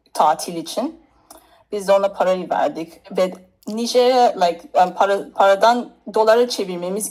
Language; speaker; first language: Turkish; early bilingual, other home language; English